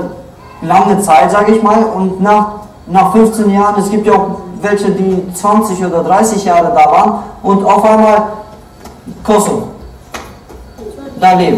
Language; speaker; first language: German; early bilingual, other home language; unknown